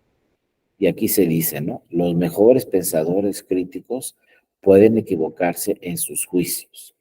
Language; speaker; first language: Spanish; native; Spanish